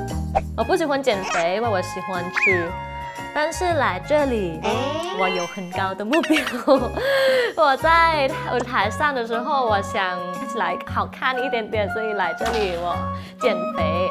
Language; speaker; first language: Chinese; non-native, learner; Thai